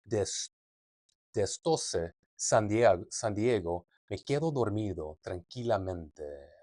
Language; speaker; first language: Spanish; non-native, learner; English